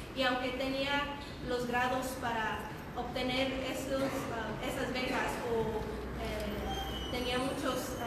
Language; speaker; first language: Spanish; early bilingual, heritage; Spanish